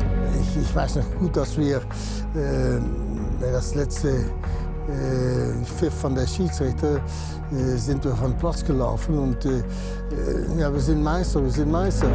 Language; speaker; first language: German; non-native, fluent; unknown